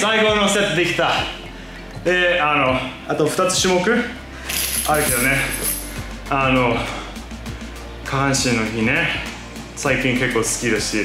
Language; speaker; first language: Japanese; non-native, fluent; English